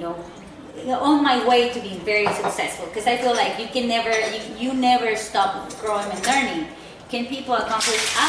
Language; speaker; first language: English; non-native, fluent; Spanish